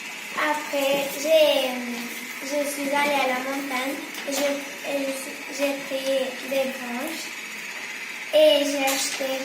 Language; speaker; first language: French; non-native, local second language; Spanish